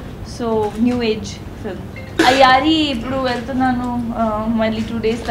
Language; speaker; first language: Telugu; non-native, local second language; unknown